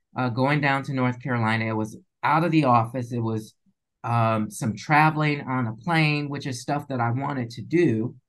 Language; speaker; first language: English; native; English